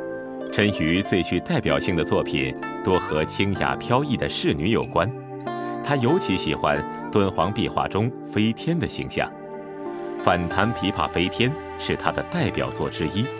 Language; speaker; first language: Chinese; native; Chinese